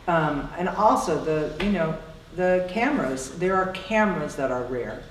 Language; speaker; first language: English; native; English